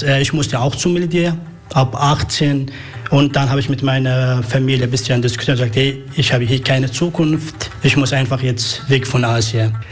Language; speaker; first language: German; non-native, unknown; Arabic